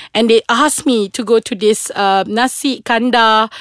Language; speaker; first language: English; non-native, local second language; Malay